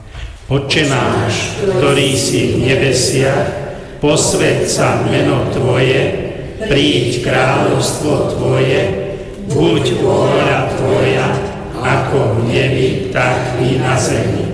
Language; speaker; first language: Slovak; native; Slovak